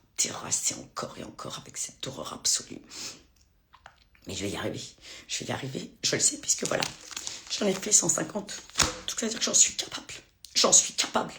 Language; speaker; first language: French; native; French